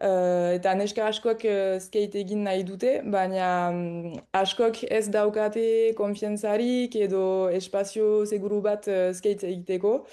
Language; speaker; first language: Basque; non-native, local second language; French